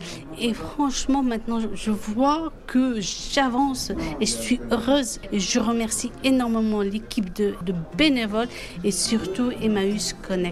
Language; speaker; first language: French; non-native, fluent; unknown